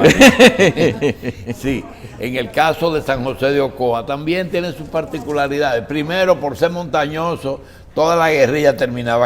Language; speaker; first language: Spanish; native; Spanish